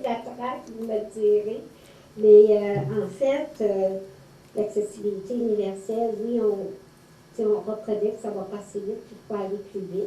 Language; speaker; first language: French; native; French